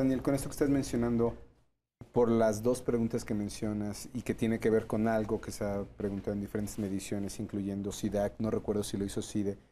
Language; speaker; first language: Spanish; native; Spanish